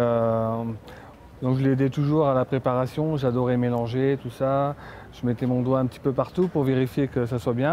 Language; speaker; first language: French; native; French